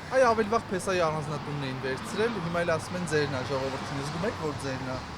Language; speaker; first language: Armenian; native; Armenian